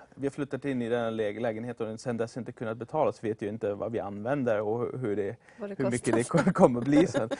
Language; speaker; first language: Swedish; non-native, fluent; German